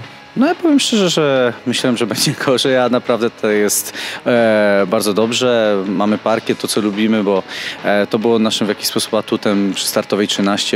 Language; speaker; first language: Polish; native; Polish